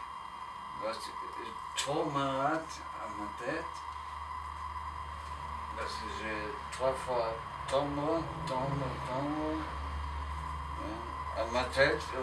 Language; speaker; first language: French; non-native, learner; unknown